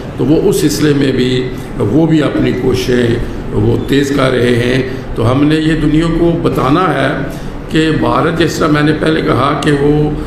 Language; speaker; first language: Urdu; non-native, local second language; Pahari-Potwari